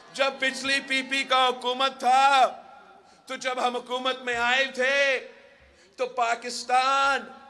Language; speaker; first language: Urdu; early bilingual, heritage; Urdu